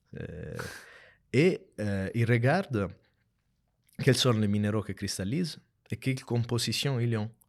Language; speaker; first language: French; non-native, fluent; Italian